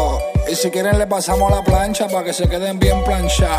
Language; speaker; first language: Spanish; native; Spanish